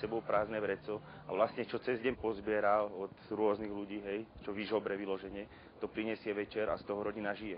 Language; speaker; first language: Slovak; native; Slovak